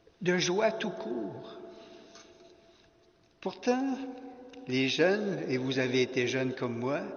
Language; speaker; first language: French; native; French